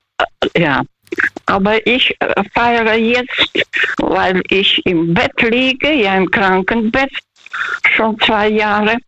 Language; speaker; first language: German; non-native, fluent; Russian